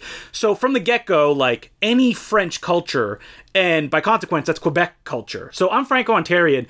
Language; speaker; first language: English; non-native, fluent; French